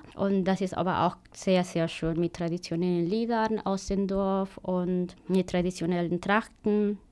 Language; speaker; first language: German; non-native, fluent; Spanish